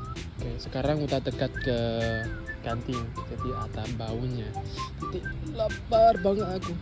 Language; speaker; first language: Indonesian; non-native, fluent; Chinese